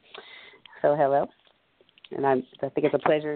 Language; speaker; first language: English; native; English